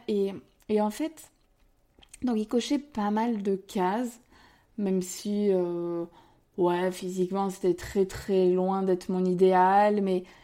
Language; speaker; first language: French; native; French